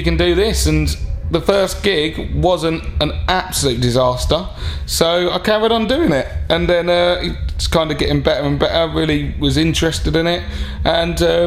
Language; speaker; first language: English; native; English